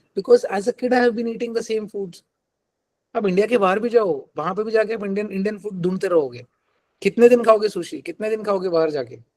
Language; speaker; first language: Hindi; non-native, local second language; Telugu